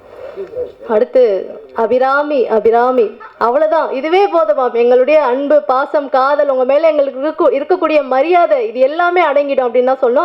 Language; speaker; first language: Tamil; native; Tamil